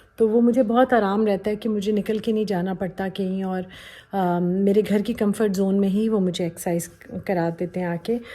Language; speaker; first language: Urdu; native; Urdu